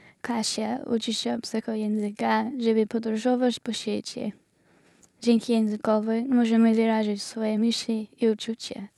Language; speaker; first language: Polish; non-native, learner; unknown